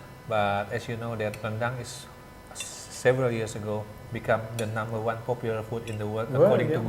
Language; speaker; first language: English; non-native, fluent; Indonesian